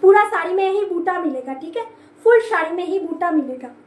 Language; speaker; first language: Hindi; non-native, local second language; Bangla